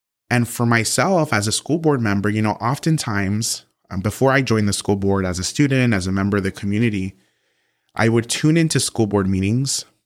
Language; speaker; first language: English; early bilingual, other home language; Spanish